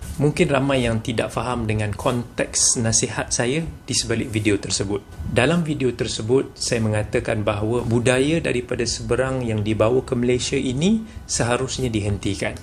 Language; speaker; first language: Malay; native; Malay